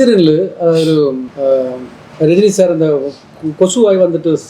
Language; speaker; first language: Tamil; non-native, learner; Malayalam